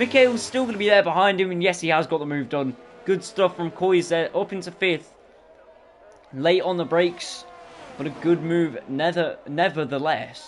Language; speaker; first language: English; native; English